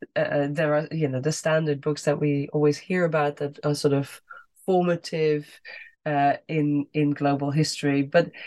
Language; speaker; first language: English; non-native, fluent; Dutch